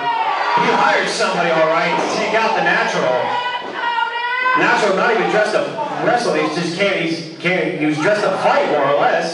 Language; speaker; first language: English; native; English